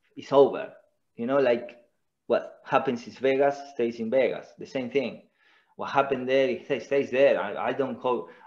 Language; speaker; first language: English; non-native, fluent; Spanish